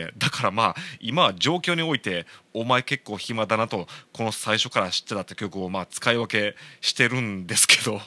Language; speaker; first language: Japanese; native; Japanese